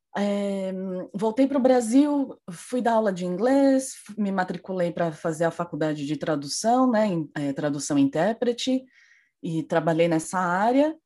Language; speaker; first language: Portuguese; native; Portuguese